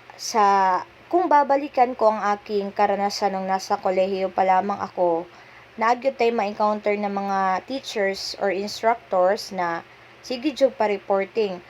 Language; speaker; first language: Filipino; non-native, local second language; Cebuano